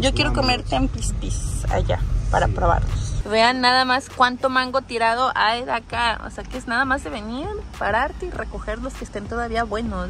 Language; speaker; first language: Spanish; native; Spanish